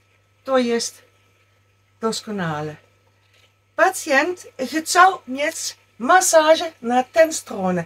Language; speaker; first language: Polish; non-native, learner; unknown